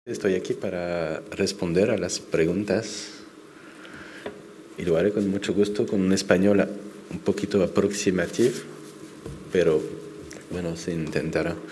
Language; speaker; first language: Spanish; non-native, fluent; French